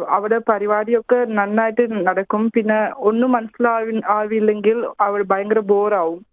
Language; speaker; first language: Malayalam; non-native, fluent; Sinhala